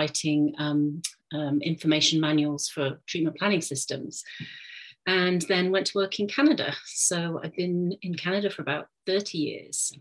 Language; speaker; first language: English; native; English